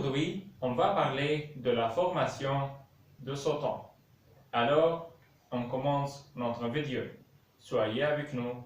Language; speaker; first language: French; non-native, local second language; Arabic